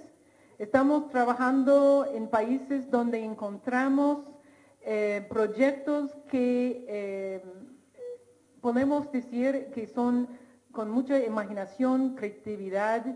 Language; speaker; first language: Spanish; non-native, fluent; English